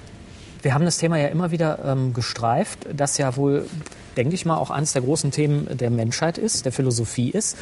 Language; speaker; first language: German; native; German